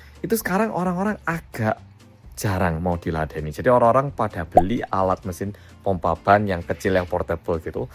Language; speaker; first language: Indonesian; native; Indonesian